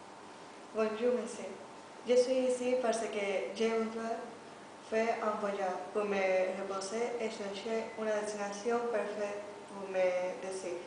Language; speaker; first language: French; non-native, learner; Spanish